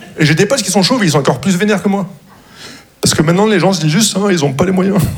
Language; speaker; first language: French; non-native, local second language; Arabic